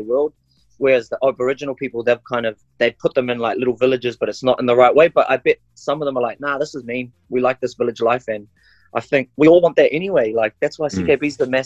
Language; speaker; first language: English; non-native, local second language; Māori